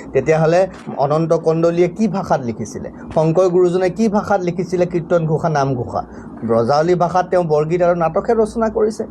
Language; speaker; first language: Assamese; native; Assamese